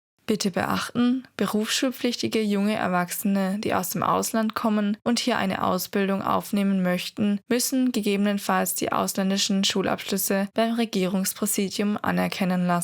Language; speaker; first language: German; native; German